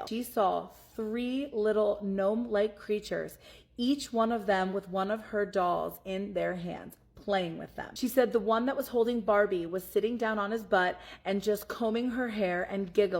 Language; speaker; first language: English; native; English